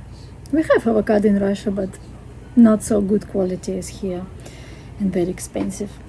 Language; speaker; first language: English; non-native, fluent; Russian